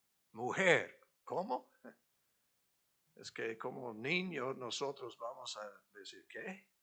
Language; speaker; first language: Spanish; non-native, fluent; English